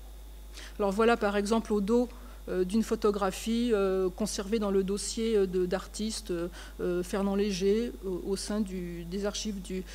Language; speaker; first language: French; native; French